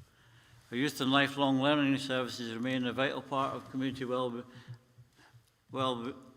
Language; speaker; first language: English; native; English